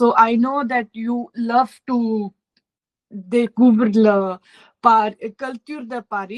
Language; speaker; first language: French; non-native, learner; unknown